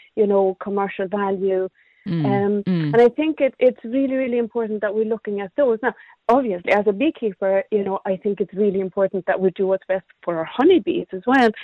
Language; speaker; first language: English; non-native, fluent; Swedish